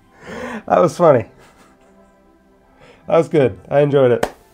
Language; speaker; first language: English; native; English